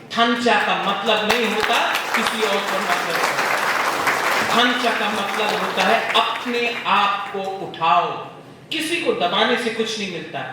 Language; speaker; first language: Hindi; non-native, local second language; Bangla